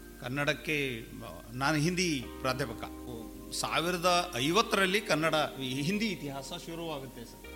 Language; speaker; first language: Kannada; native; Kannada